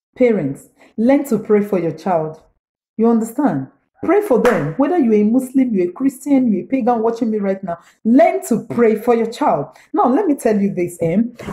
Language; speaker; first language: English; non-native, local second language; Igbo